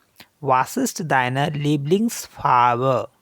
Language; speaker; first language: German; non-native, fluent; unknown